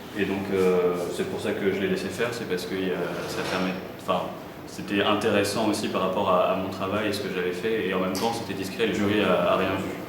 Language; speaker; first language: French; native; French